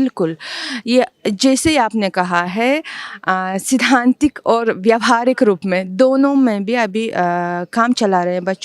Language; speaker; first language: Hindi; non-native, fluent; Uzbek